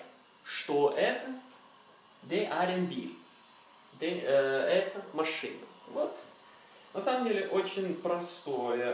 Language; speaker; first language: Russian; non-native, learner; Norwegian